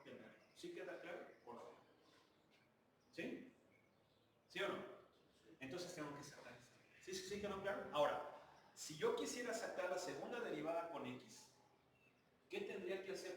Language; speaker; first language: Spanish; native; Spanish